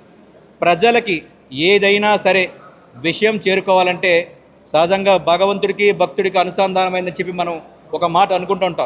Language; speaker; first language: Telugu; native; Telugu